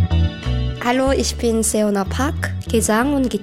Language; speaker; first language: German; non-native, fluent; Korean